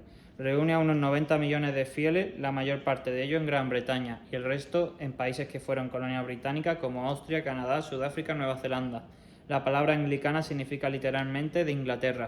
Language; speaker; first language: Spanish; native; Spanish